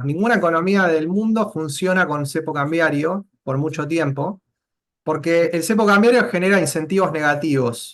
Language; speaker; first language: Spanish; native; Spanish